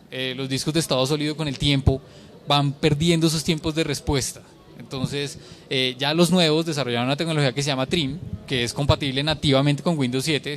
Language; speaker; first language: Spanish; native; Spanish